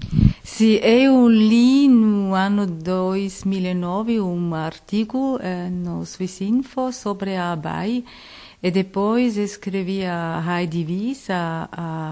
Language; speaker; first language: Portuguese; non-native, learner; Italian